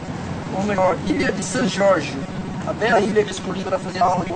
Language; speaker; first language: Portuguese; native; Portuguese